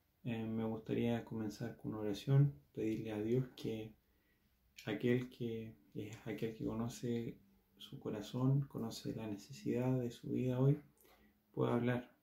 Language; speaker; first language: Spanish; native; Spanish